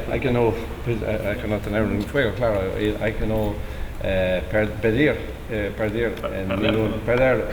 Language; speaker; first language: Spanish; non-native, fluent; English